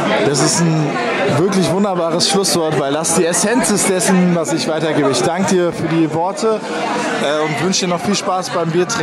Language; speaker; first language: German; early bilingual, other home language; Turkish